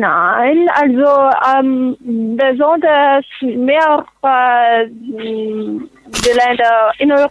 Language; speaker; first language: German; non-native, fluent; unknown